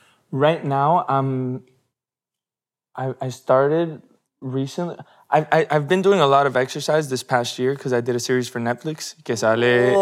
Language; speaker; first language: English; early bilingual, other home language; Spanish